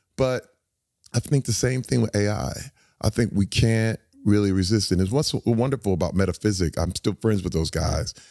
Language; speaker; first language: English; native; English